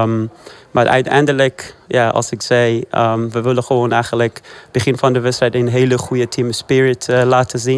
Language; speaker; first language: Dutch; non-native, fluent; Persian